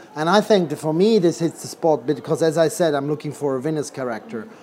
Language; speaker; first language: English; non-native, fluent; Swiss German